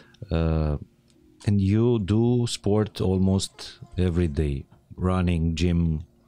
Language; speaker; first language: English; non-native, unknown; Romanian